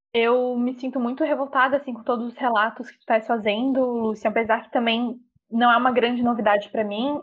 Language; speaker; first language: Portuguese; native; Portuguese